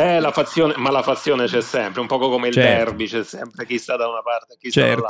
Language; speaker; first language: Italian; native; Italian